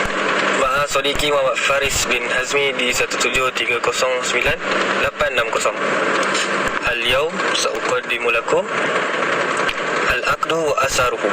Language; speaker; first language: Arabic; non-native, learner; Malay